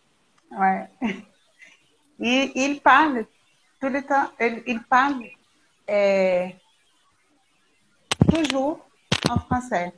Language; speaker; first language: French; non-native, learner; Portuguese